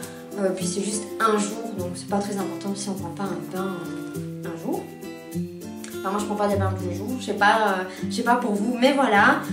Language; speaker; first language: French; native; French